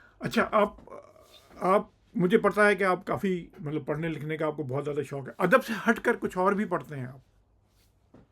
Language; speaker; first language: Urdu; native; Urdu